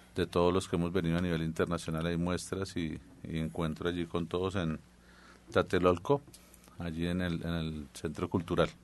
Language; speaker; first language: Spanish; native; Spanish